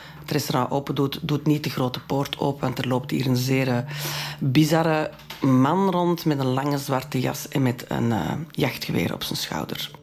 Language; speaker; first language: Dutch; non-native, local second language; French